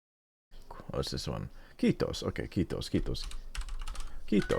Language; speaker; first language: Finnish; non-native, learner; English